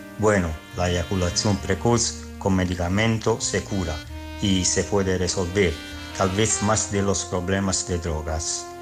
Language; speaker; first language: Spanish; non-native, fluent; Italian